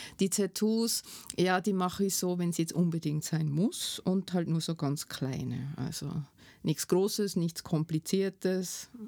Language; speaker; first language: German; native; German